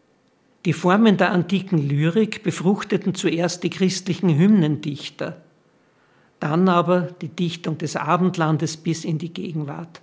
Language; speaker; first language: German; native; German